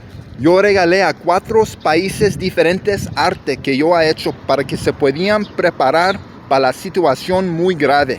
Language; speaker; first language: Spanish; early bilingual, heritage; English